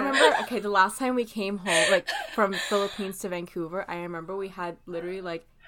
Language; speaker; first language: English; non-native, local second language; Filipino